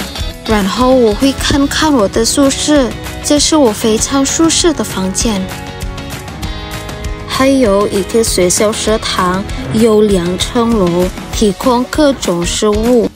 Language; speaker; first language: Chinese; non-native, learner; Indonesian